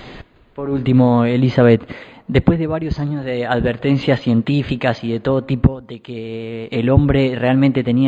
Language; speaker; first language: Spanish; native; Spanish